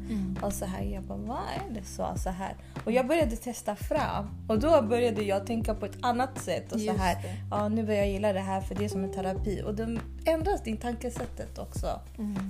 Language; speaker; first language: Swedish; early bilingual, other home language; Spanish